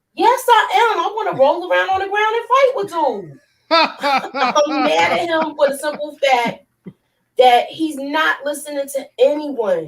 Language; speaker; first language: English; native; English